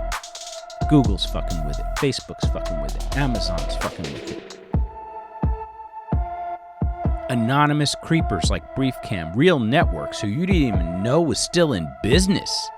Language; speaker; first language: English; native; English